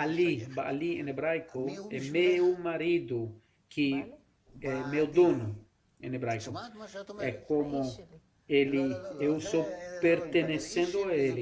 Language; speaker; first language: Portuguese; non-native, fluent; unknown